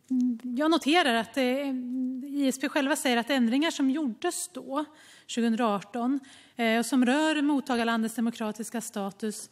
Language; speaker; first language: Swedish; native; Swedish